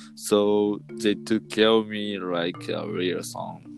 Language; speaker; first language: English; non-native, fluent; Japanese